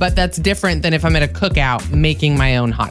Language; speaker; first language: English; native; English